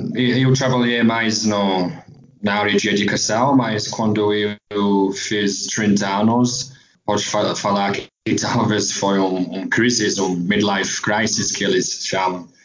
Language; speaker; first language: Portuguese; non-native, fluent; English